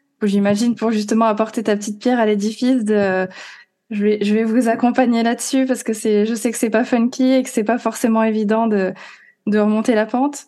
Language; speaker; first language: French; native; French